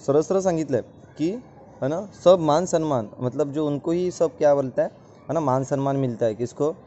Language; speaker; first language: Hindi; non-native, local second language; Marathi